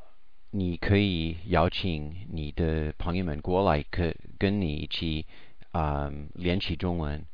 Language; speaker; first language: Chinese; non-native, learner; English